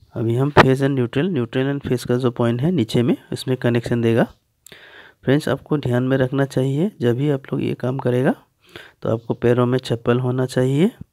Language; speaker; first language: Hindi; native; Hindi